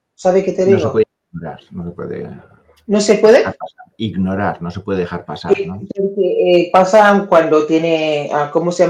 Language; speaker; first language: Spanish; non-native, fluent; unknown